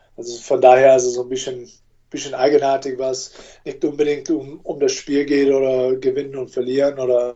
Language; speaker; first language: German; non-native, fluent; English